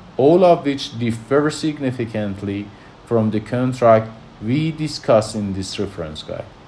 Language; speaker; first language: English; non-native, fluent; Persian